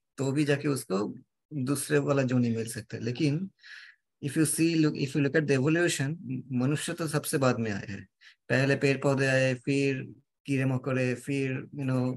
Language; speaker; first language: Hindi; non-native, local second language; Bangla